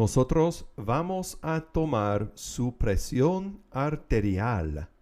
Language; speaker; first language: Spanish; non-native, fluent; English